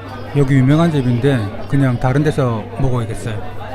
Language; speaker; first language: Korean; native; Korean